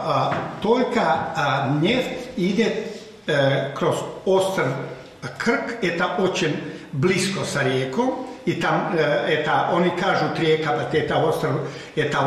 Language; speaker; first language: Russian; non-native, learner; Croatian